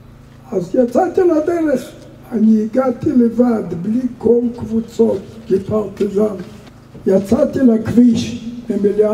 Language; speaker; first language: Hebrew; non-native, fluent; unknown